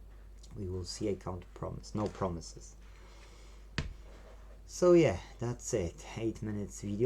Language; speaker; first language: English; non-native, fluent; Polish